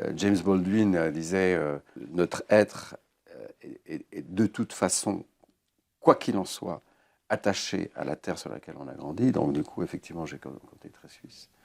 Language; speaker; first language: French; native; French